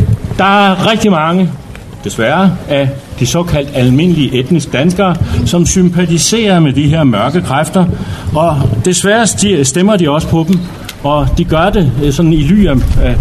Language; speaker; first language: Danish; native; Danish